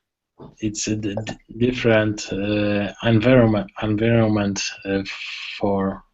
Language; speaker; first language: English; non-native, learner; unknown